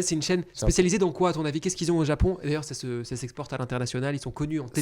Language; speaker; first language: French; native; French